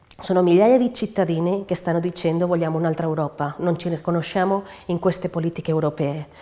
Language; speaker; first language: Italian; non-native, fluent; Catalan